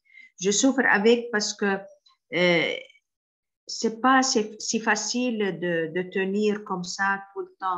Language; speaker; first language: French; non-native, fluent; Arabic